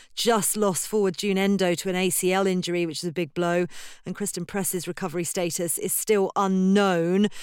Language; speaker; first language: English; native; English